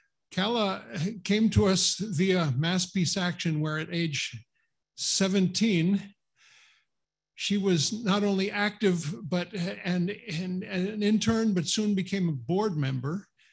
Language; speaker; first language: English; native; English